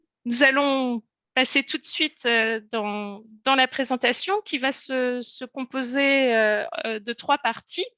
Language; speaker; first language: French; native; French